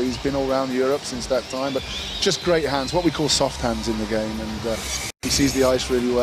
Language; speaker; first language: English; native; English